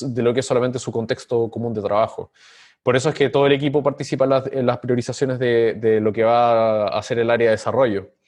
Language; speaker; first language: Spanish; native; Spanish